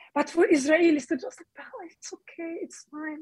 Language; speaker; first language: English; non-native, fluent; Arabic